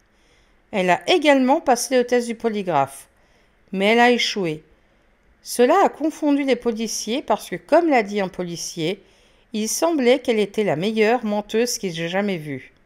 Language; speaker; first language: French; native; French